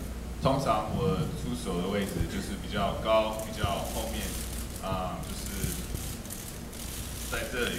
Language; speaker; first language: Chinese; early bilingual, heritage; English